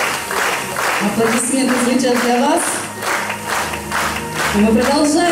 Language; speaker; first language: Russian; native; Russian